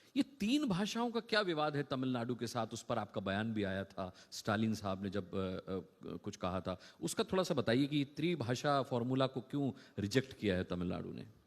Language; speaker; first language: Hindi; native; Hindi